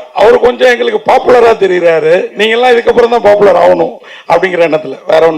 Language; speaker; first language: Tamil; native; Tamil